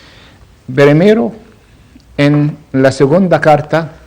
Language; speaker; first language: Spanish; non-native, learner; Arabic